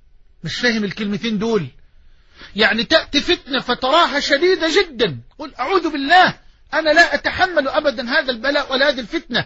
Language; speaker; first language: Arabic; native; Arabic